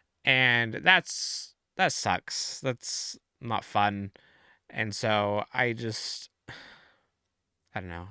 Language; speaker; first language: English; native; English